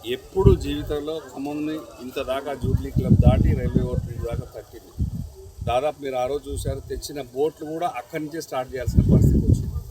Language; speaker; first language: Telugu; native; Telugu